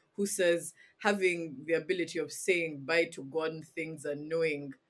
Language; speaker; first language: English; non-native, local second language; Ganda